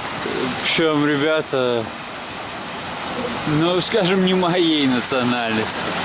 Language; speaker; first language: Russian; native; Russian